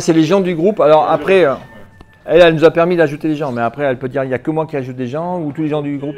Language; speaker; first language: French; native; French